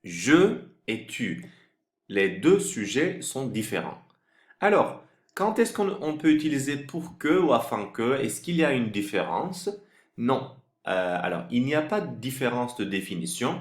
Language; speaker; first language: French; non-native, fluent; Turkish